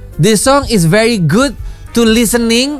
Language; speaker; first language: English; non-native, learner; Indonesian